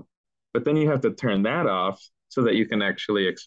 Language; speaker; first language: English; early bilingual, other home language; Spanish